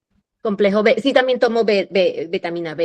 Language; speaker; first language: Spanish; native; Spanish